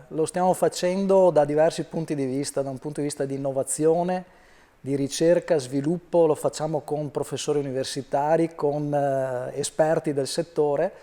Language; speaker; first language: Italian; native; Italian